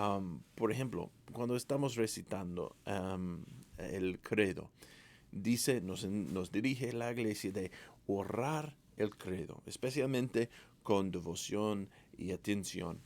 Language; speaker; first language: Spanish; non-native, fluent; English